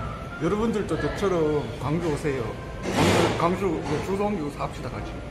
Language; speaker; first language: Korean; native; Korean